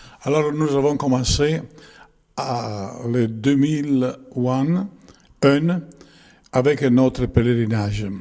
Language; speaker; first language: French; non-native, learner; Italian